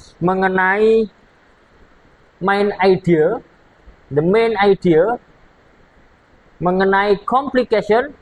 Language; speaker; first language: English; non-native, learner; Indonesian